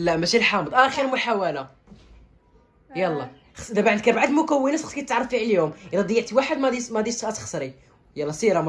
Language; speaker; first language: Arabic; native; Arabic